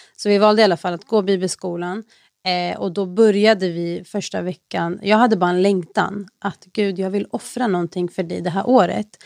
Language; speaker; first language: Swedish; early bilingual, other home language; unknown